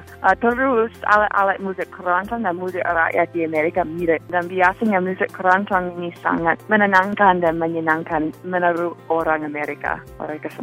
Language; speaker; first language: Indonesian; non-native, fluent; English